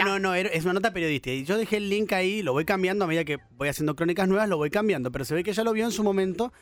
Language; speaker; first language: Spanish; native; Spanish